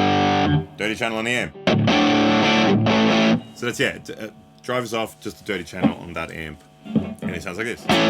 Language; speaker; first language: English; native; English